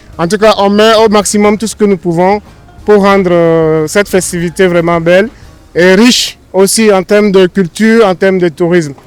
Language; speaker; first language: French; non-native, local second language; Wolof